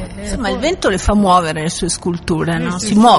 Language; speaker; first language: Italian; native; Italian